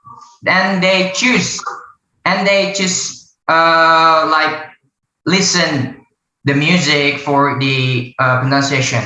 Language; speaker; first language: English; non-native, learner; Indonesian